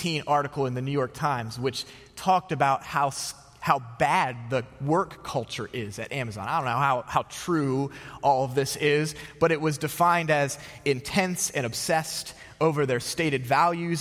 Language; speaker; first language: English; native; English